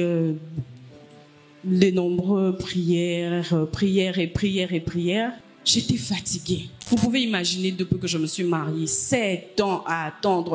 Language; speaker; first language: French; non-native, local second language; Lingala